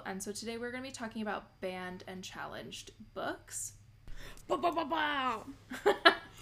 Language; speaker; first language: English; native; English